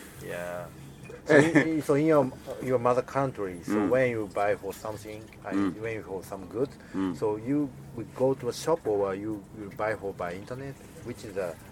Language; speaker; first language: English; non-native, learner; Japanese